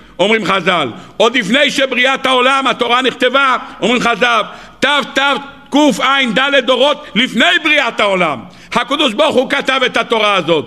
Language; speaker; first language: Hebrew; native; Hebrew